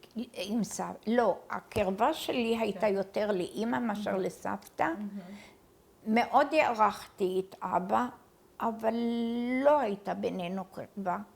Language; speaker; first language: Hebrew; early bilingual, other home language; Arabic